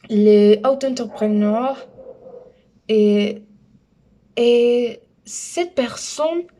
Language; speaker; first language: French; non-native, learner; Spanish